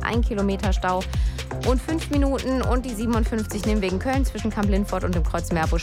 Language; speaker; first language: German; native; German